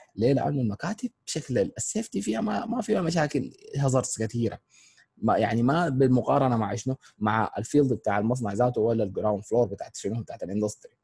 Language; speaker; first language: Arabic; native; Arabic